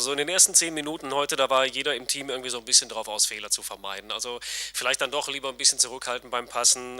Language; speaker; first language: German; native; German